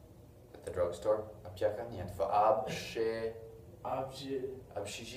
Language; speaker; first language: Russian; non-native, fluent; English